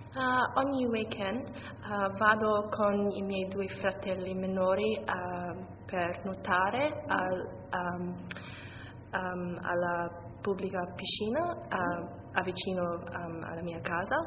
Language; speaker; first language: Italian; non-native, learner; English